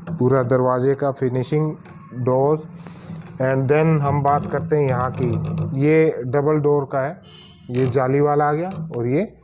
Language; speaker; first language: Hindi; native; Hindi